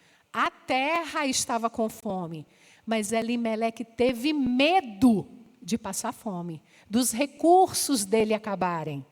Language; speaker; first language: Portuguese; native; Portuguese